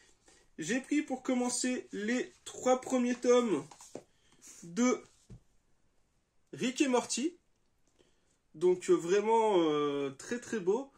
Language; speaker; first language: French; native; French